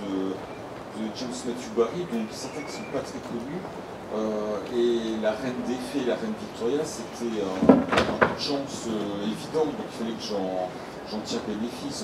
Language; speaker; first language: French; native; French